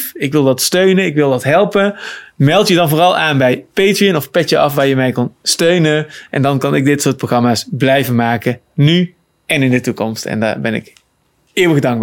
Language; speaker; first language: Dutch; native; Dutch